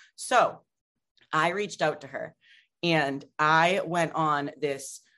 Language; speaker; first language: English; native; English